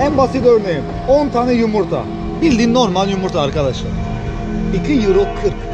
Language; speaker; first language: Turkish; early bilingual, heritage; Turkish